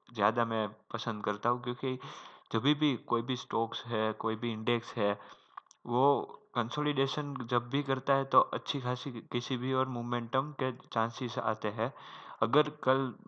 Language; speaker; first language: Hindi; non-native, local second language; Gujarati